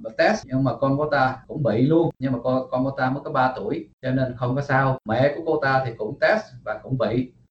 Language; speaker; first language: Vietnamese; early bilingual, heritage; Vietnamese